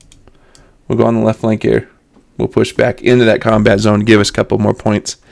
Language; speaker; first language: English; native; English